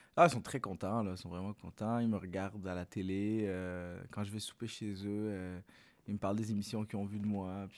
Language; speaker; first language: French; early bilingual, other home language; Arabic